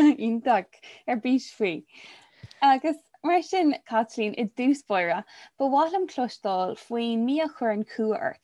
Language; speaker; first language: Irish; non-native, local second language; English